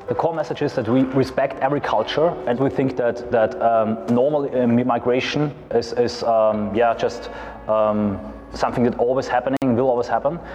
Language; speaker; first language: English; non-native, fluent; German